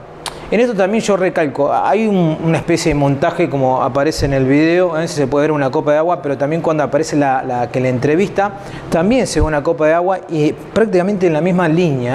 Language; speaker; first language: Spanish; native; Spanish